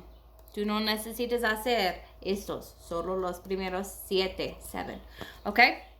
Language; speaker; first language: Spanish; non-native, learner; English